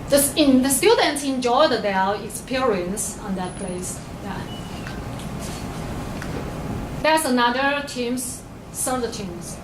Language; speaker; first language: English; non-native, learner; Chinese